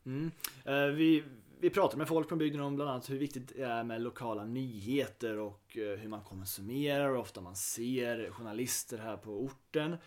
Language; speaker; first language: Swedish; native; Swedish